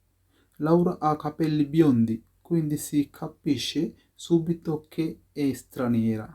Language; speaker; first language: Italian; non-native, fluent; Sinhala